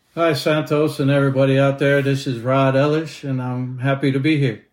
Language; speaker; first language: English; native; English